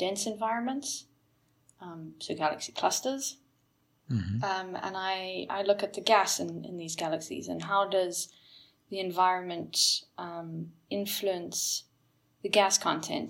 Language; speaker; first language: English; native; English